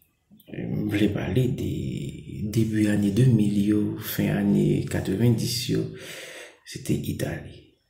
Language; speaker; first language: French; non-native, local second language; Haitian Creole